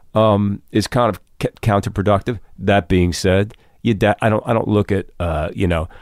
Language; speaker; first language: English; native; English